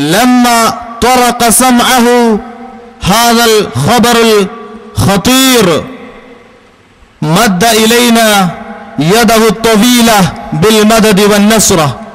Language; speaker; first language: Arabic; non-native, fluent; Malayalam